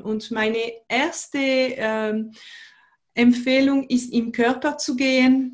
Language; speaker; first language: German; non-native, fluent; French